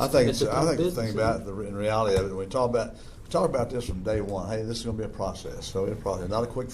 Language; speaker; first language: English; native; English